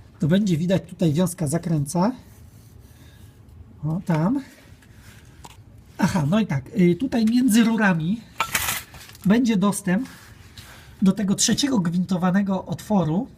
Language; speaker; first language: Polish; native; Polish